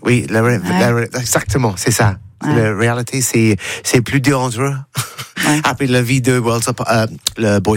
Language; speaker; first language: French; non-native, learner; English